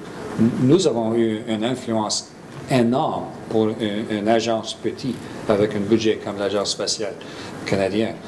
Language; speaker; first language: French; non-native, fluent; English